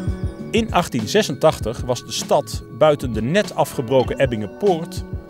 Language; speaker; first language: Dutch; native; Dutch